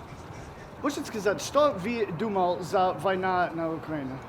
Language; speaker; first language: Russian; non-native, learner; English